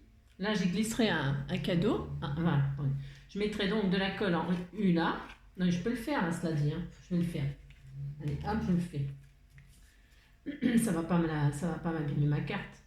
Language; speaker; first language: French; native; French